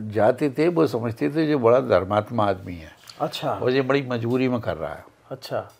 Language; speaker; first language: Hindi; native; Hindi